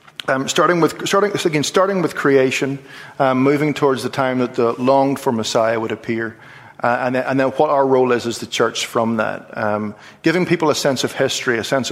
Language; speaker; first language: English; native; English